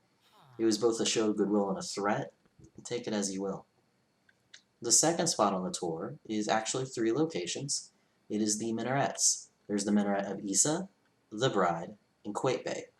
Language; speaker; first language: English; native; English